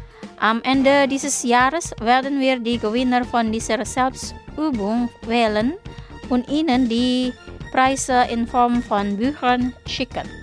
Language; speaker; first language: German; non-native, fluent; Indonesian